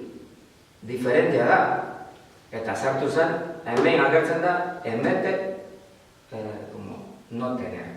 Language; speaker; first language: Basque; non-native, learner; Spanish